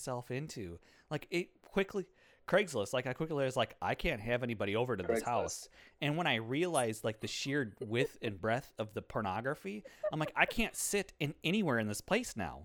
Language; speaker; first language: English; native; English